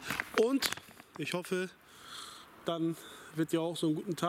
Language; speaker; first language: German; native; German